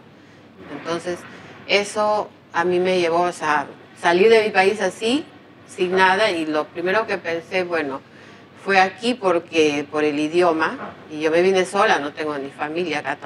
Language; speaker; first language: Spanish; native; Spanish